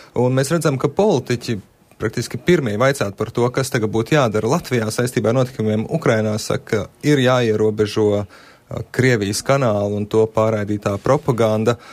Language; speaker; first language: Latvian; native; Latvian